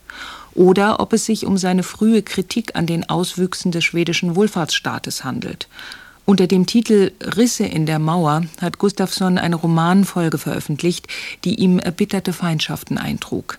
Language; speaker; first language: German; native; German